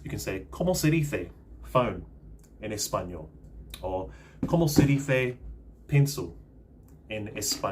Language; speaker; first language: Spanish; non-native, fluent; English